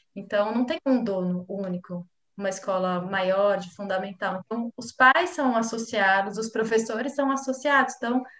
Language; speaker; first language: Portuguese; native; Portuguese